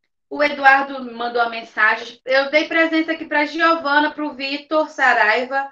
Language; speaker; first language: Portuguese; native; Portuguese